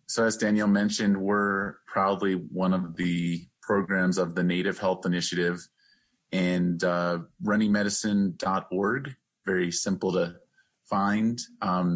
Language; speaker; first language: English; native; English